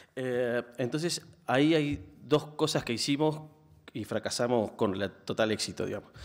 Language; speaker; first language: Spanish; native; Spanish